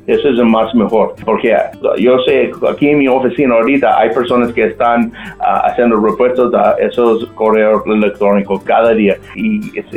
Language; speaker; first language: Spanish; non-native, local second language; English